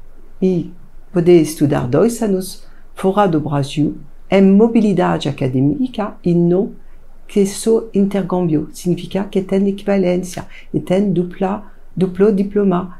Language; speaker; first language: Portuguese; non-native, fluent; French